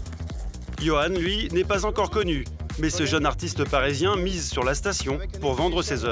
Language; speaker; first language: French; native; French